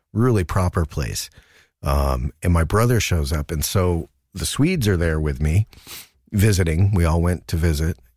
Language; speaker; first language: English; native; English